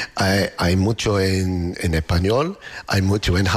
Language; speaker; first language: Spanish; non-native, learner; English